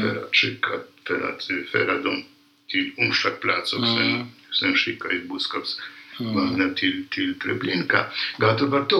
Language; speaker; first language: Swedish; non-native, fluent; Polish